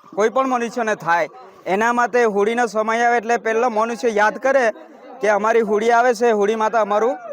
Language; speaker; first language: Gujarati; native; Gujarati